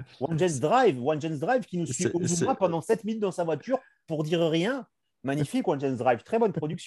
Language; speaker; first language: French; native; French